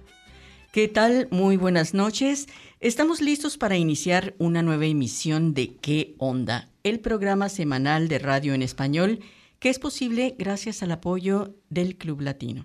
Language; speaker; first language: Spanish; native; Spanish